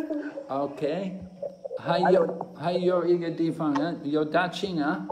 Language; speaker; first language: Chinese; non-native, fluent; English